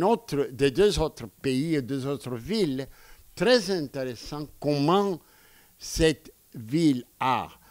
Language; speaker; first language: French; non-native, fluent; Greek